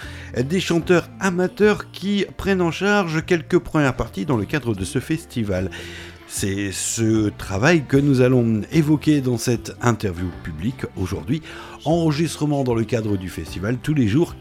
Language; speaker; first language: French; native; French